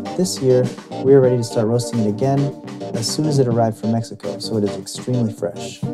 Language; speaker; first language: English; native; English